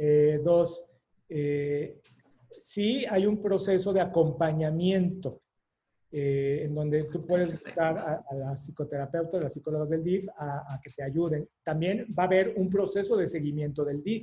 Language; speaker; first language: Spanish; native; Spanish